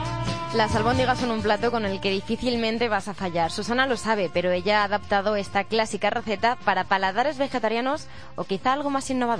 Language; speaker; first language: Spanish; native; Spanish